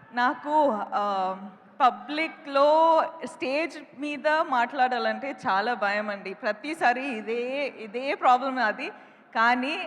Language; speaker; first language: Telugu; non-native, local second language; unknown